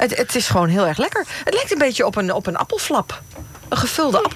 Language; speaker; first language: Dutch; native; Dutch